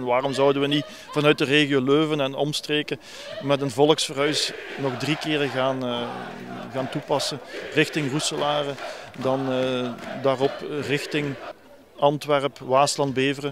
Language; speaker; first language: Dutch; native; Dutch